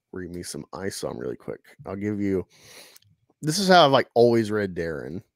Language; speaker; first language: English; native; English